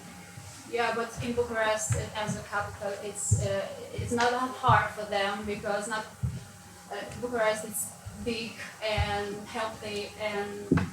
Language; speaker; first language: English; non-native, learner; Romanian